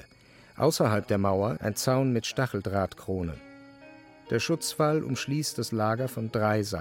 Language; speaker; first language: German; native; German